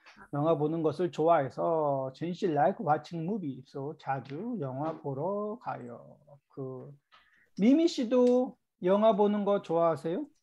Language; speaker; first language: Korean; native; Korean